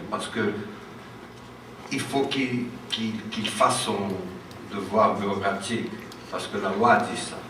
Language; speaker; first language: French; non-native, fluent; Portuguese